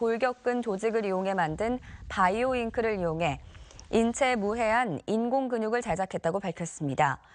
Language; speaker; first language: Korean; native; Korean